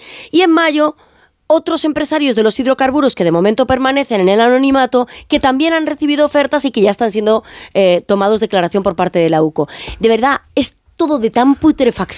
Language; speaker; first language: Spanish; native; Spanish